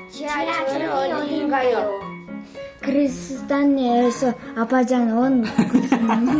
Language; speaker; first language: Korean; non-native, learner; Kyrgyz